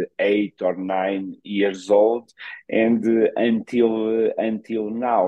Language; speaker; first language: English; non-native, fluent; Portuguese